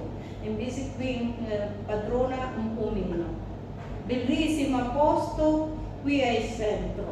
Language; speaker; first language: Italian; non-native, learner; Filipino